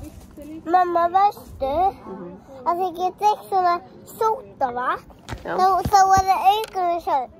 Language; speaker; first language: Icelandic; early bilingual, heritage; Icelandic